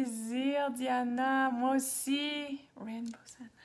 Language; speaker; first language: French; native; French